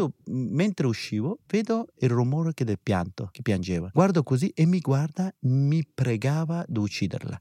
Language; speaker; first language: Italian; non-native, fluent; Persian